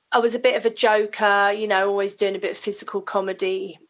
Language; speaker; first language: English; native; English